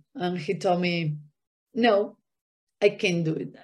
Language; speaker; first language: English; non-native, fluent; Spanish